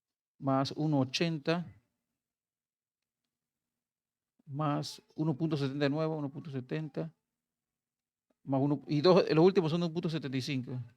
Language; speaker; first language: Spanish; native; Spanish